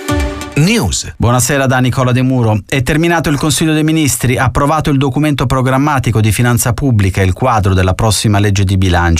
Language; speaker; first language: Italian; native; Italian